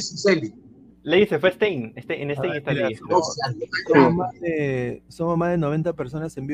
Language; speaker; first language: Spanish; native; Spanish